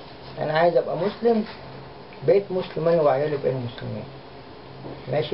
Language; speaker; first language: Arabic; native; Arabic